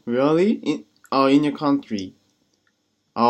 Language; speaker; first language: English; non-native, learner; Japanese